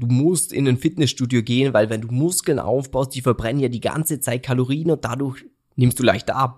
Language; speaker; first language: German; native; German